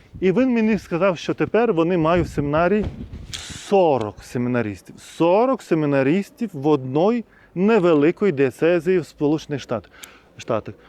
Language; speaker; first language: Ukrainian; non-native, fluent; Lithuanian